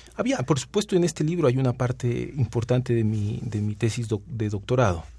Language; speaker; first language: Spanish; native; Spanish